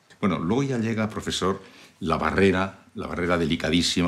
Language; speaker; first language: Spanish; native; Spanish